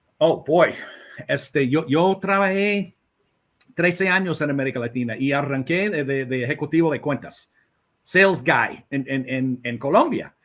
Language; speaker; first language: Spanish; non-native, fluent; English